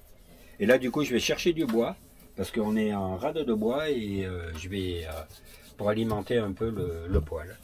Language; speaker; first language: French; native; French